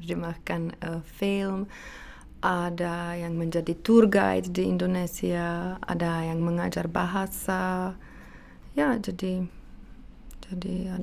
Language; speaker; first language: Indonesian; non-native, fluent; Czech